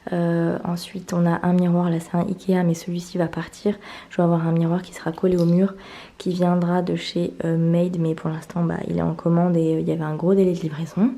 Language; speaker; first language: French; native; French